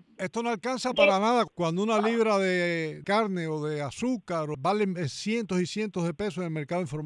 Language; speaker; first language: Spanish; native; Spanish